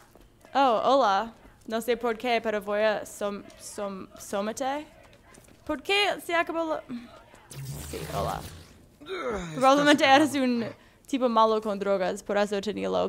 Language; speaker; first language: Spanish; non-native, learner; English